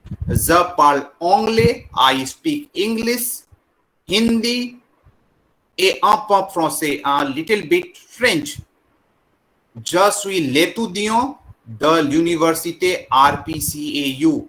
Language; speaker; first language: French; non-native, learner; Hindi